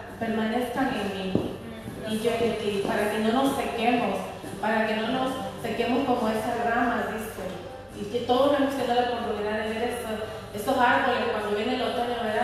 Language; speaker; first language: Spanish; native; Spanish